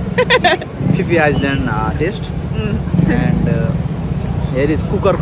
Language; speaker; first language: English; non-native, learner; Nepali